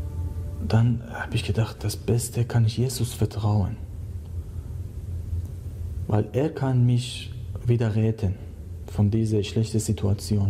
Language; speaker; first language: German; non-native, learner; Persian